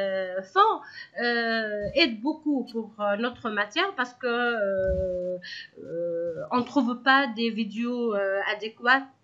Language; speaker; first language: French; non-native, local second language; Arabic